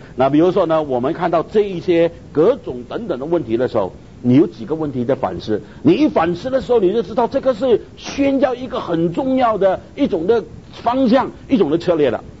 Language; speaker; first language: Chinese; native; Chinese